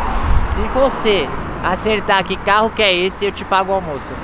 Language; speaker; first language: Portuguese; native; Portuguese